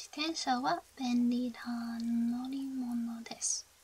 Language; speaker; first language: Japanese; non-native, learner; English